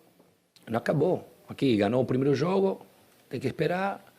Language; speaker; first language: Portuguese; non-native, fluent; Spanish